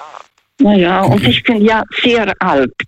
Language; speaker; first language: German; non-native, fluent; Russian